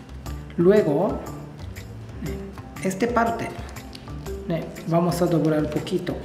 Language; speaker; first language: Spanish; non-native, learner; Japanese